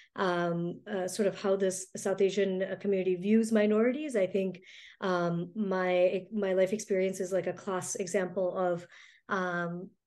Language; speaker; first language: English; early bilingual, other home language; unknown